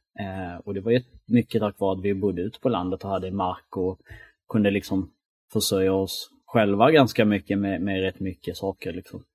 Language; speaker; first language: Swedish; early bilingual, other home language; Albanian